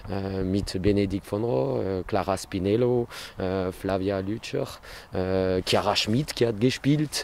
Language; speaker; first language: German; non-native, learner; French